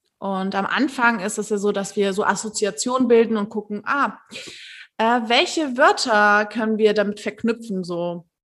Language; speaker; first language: German; early bilingual, other home language; Turkish